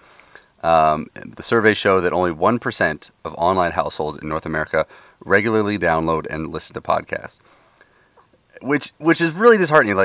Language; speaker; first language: English; native; English